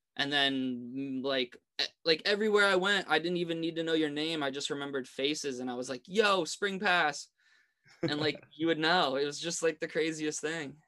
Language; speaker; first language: English; native; English